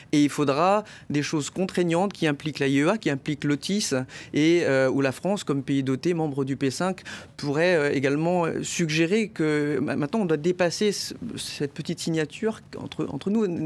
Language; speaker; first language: French; native; French